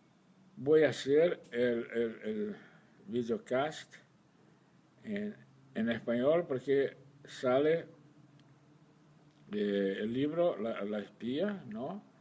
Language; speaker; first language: Spanish; non-native, fluent; Portuguese